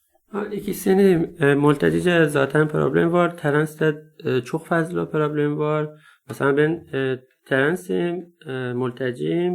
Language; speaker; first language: Turkish; non-native, learner; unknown